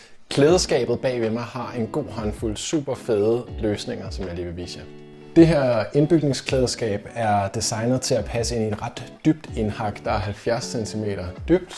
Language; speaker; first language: Danish; native; Danish